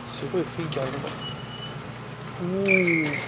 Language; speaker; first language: Japanese; native; Japanese